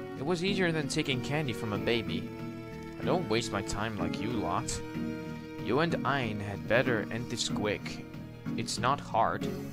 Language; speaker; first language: English; non-native, fluent; Dutch